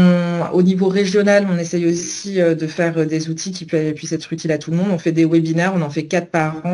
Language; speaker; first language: French; native; French